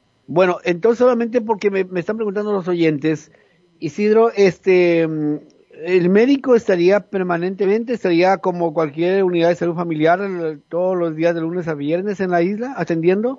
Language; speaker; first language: Spanish; native; Spanish